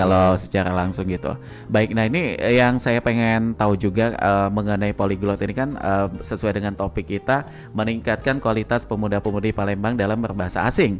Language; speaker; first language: Indonesian; native; Indonesian